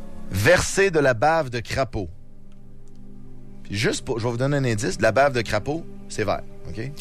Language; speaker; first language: French; native; French